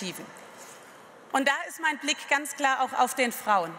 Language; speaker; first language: German; native; German